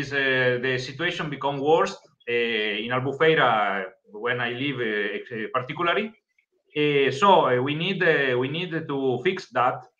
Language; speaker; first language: English; non-native, learner; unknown